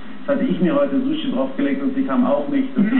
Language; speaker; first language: German; native; German